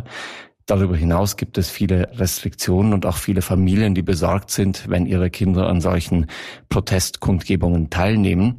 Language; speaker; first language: German; native; German